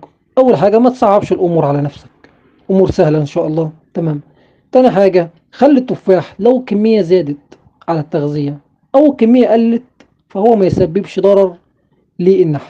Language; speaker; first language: Arabic; native; Arabic